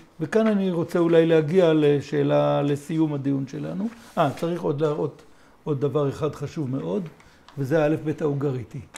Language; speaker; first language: Hebrew; native; Hebrew